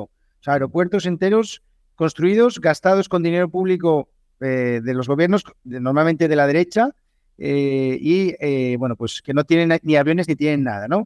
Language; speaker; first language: Spanish; native; Spanish